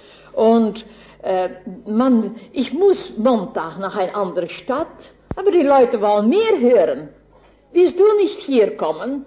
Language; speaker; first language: German; non-native, fluent; Dutch